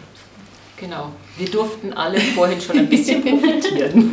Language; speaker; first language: German; native; German